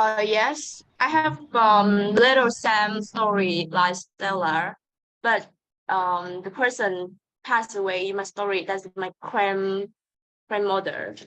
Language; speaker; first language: English; non-native, learner; Vietnamese